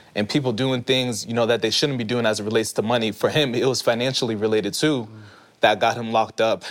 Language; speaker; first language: English; early bilingual, other home language; Haitian Creole